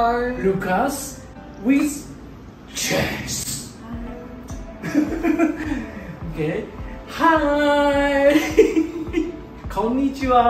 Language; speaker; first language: English; non-native, learner; Japanese